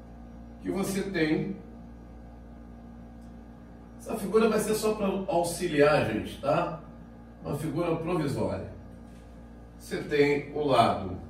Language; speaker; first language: Portuguese; native; Portuguese